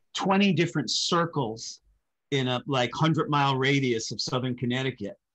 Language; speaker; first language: English; native; English